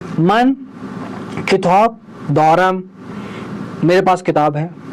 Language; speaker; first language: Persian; non-native, fluent; Urdu